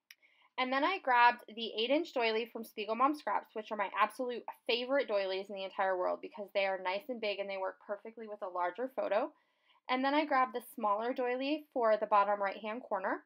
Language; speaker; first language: English; native; English